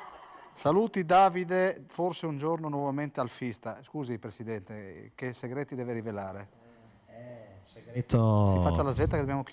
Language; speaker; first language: Italian; native; Italian